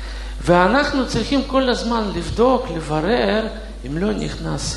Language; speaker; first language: Hebrew; non-native, fluent; Russian